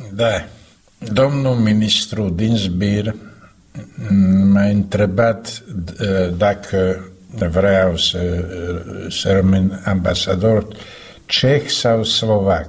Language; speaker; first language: Romanian; non-native, fluent; Slovak